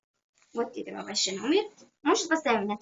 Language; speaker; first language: Russian; non-native, local second language; Uzbek